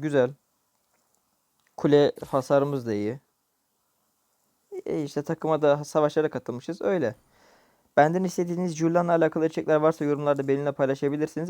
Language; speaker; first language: Turkish; native; Turkish